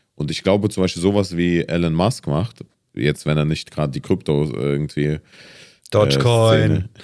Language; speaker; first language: German; native; German